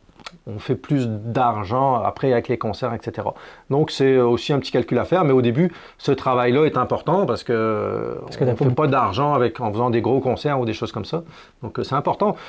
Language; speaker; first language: French; native; French